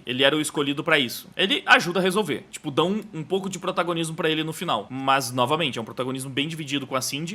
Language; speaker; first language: Portuguese; native; Portuguese